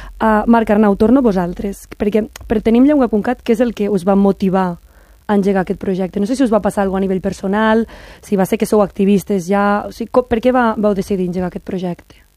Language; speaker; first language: Catalan; native; Catalan